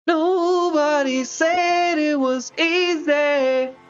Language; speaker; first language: English; native; English